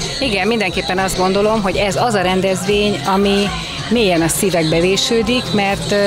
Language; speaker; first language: Hungarian; native; Hungarian